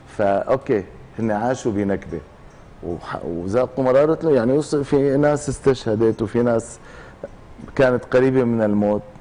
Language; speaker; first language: Arabic; native; Arabic